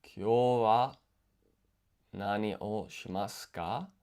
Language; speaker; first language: Japanese; non-native, learner; English